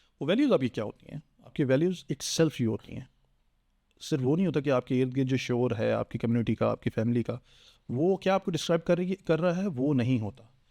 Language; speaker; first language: Urdu; native; Urdu